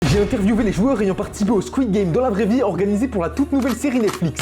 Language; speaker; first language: French; native; French